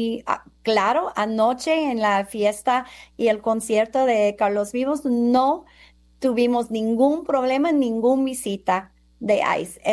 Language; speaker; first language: Spanish; non-native, fluent; English